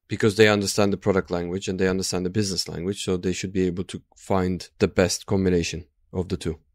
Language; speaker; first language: English; non-native, fluent; Turkish